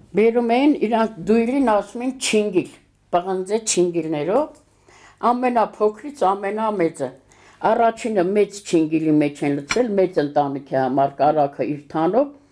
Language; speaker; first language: Armenian; native; Armenian